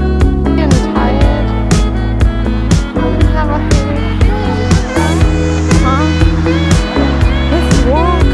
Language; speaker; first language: English; non-native, learner; Chinese